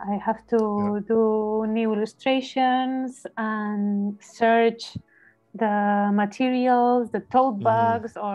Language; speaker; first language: English; non-native, learner; Spanish